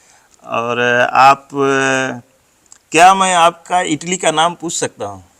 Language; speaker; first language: Hindi; native; Hindi